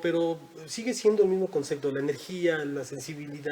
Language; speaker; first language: Spanish; native; Spanish